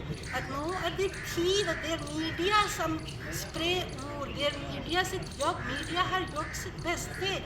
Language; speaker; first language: Norwegian; non-native, fluent; Urdu